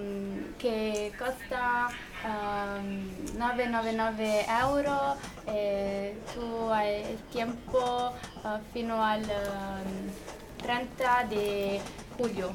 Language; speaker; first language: Spanish; non-native, learner; Italian